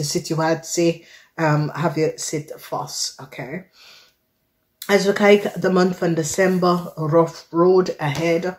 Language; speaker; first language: Dutch; non-native, fluent; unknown